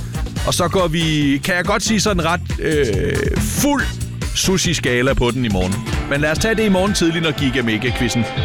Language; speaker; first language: Danish; native; Danish